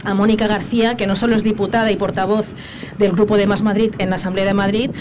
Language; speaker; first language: Spanish; native; Spanish